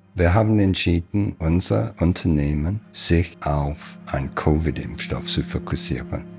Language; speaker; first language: German; non-native, fluent; English